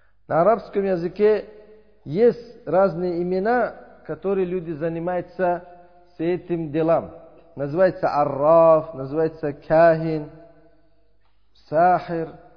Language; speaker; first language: Russian; non-native, learner; Uzbek